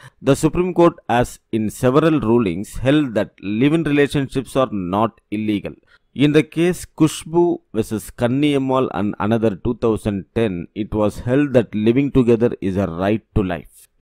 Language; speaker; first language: English; non-native, local second language; Tamil